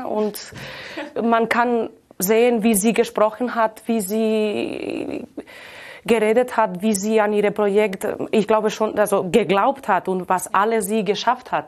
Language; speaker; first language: German; non-native, fluent; Catalan